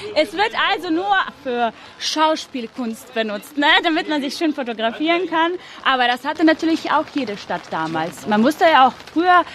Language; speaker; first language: German; non-native, fluent; Croatian